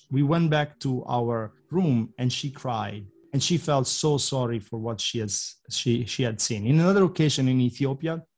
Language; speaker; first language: English; non-native, fluent; Italian